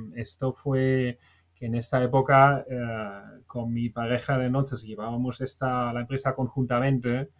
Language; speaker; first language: Spanish; non-native, fluent; German